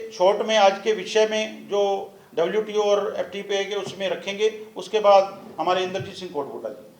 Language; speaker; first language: Hindi; non-native, local second language; Punjabi